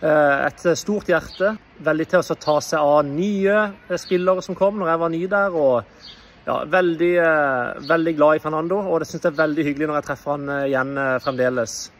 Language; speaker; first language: Norwegian; native; Norwegian